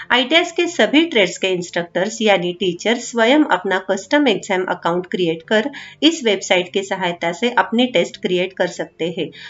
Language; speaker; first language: Hindi; non-native, local second language; Marathi